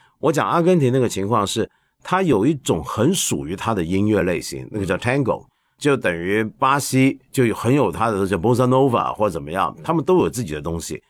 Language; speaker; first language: Chinese; non-native, local second language; Cantonese